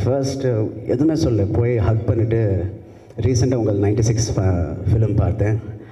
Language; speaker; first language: Tamil; non-native, local second language; Telugu